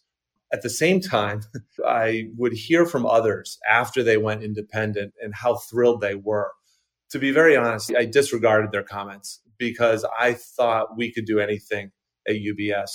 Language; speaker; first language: English; native; English